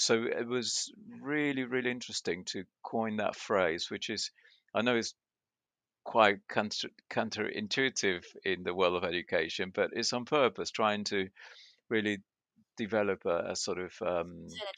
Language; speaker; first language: English; early bilingual, other home language; Spanish